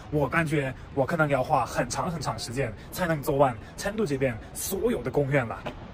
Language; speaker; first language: Chinese; non-native, fluent; German